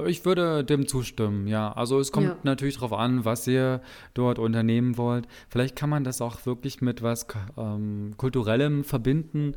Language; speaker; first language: German; native; German